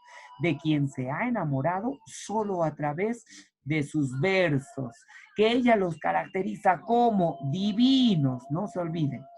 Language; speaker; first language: Spanish; native; Spanish